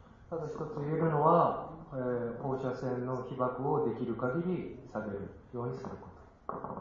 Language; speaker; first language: Japanese; native; Japanese